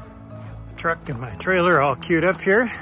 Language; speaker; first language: English; native; English